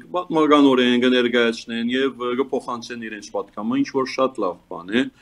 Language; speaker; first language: Armenian; early bilingual, heritage; Armenian